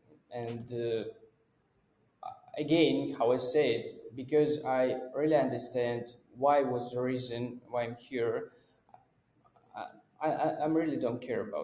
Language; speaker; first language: English; non-native, fluent; Russian